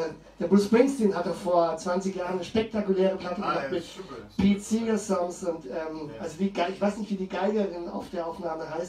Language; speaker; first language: German; native; German